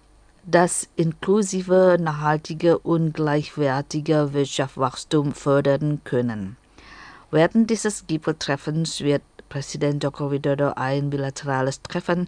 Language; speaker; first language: German; non-native, fluent; Indonesian